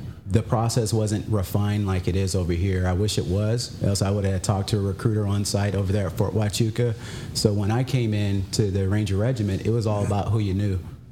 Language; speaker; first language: English; native; English